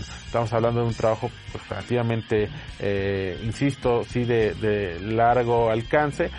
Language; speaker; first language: Spanish; native; Spanish